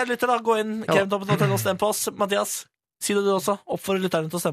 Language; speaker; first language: Norwegian; native; Norwegian